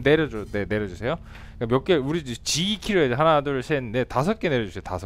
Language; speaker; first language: Korean; native; Korean